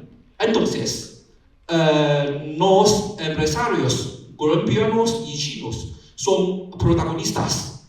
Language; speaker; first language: Spanish; non-native, learner; Chinese